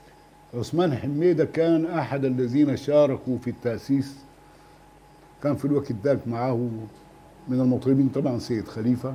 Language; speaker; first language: Arabic; native; Arabic